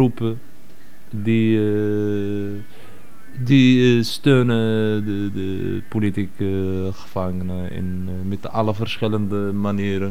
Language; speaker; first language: Dutch; non-native, fluent; Arabic